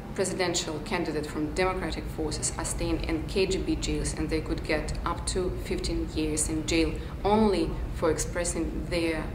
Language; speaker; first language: English; non-native, fluent; Belarusian